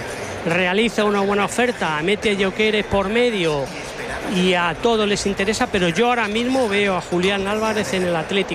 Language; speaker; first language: Spanish; native; Spanish